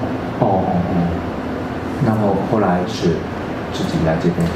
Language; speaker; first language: Chinese; native; Chinese